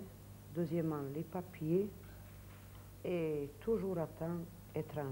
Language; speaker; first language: French; non-native, learner; Serbian